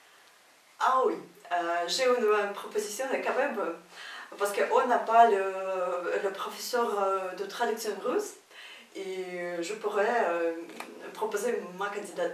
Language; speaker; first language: French; non-native, fluent; Russian